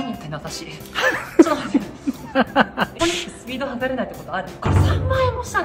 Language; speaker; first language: Japanese; native; Japanese